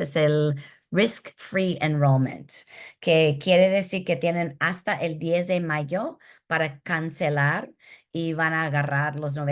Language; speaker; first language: Spanish; early bilingual, heritage; Spanish